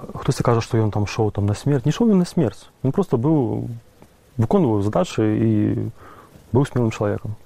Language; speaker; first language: Belarusian; native; Belarusian